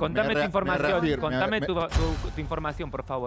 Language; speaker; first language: Spanish; native; Spanish